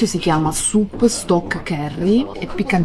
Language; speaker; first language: Italian; native; Italian